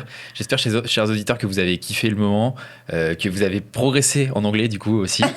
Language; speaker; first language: French; native; French